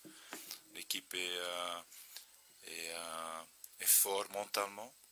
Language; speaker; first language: French; non-native, fluent; Dutch